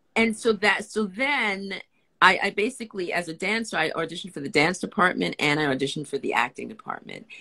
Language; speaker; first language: English; native; English